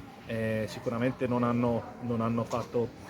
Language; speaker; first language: Italian; non-native, fluent; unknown